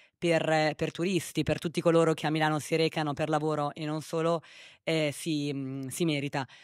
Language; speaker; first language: Italian; native; Italian